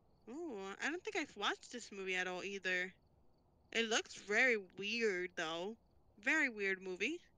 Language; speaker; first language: English; non-native, fluent; Spanish